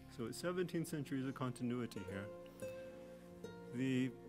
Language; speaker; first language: English; native; English